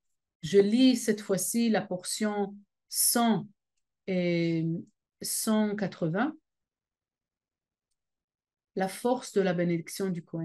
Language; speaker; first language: French; non-native, fluent; Hebrew